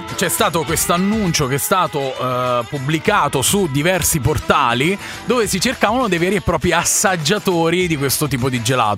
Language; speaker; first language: Italian; native; Italian